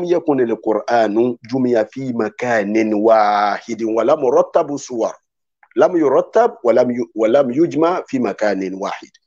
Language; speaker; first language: Arabic; non-native, fluent; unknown